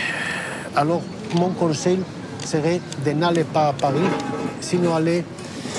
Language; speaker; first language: French; non-native, fluent; Spanish